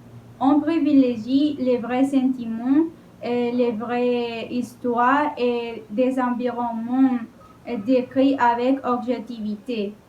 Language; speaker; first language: French; non-native, learner; Spanish